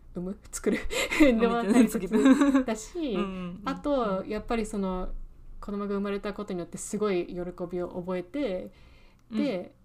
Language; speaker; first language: Japanese; early bilingual, heritage; Japanese